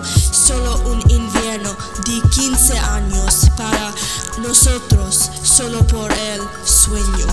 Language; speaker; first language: Spanish; non-native, learner; English